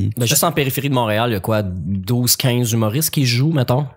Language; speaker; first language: French; native; French